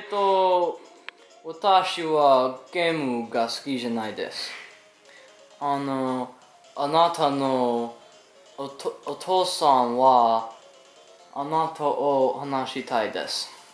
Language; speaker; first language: Japanese; non-native, learner; English